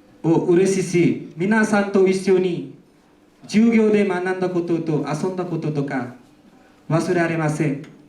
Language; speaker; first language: Japanese; non-native, learner; Nepali